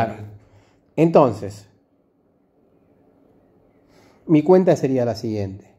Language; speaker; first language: Spanish; native; Spanish